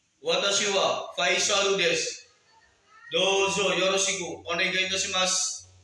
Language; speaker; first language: Japanese; non-native, learner; Indonesian